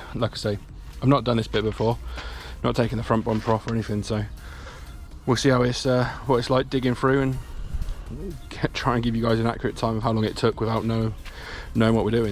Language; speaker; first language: English; native; English